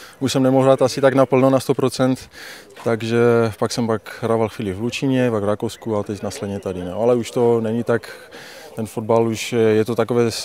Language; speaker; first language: Czech; non-native, fluent; Armenian